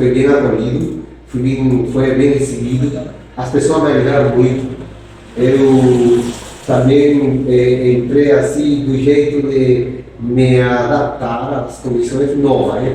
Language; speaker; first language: Portuguese; non-native, fluent; Spanish